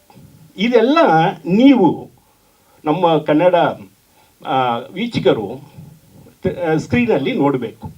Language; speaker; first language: Kannada; non-native, fluent; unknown